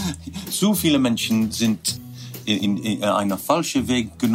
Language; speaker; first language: German; non-native, fluent; English